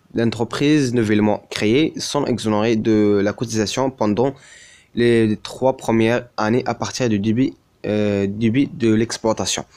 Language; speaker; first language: French; non-native, local second language; Arabic